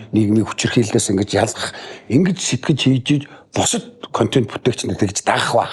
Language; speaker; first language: Mongolian; native; Mongolian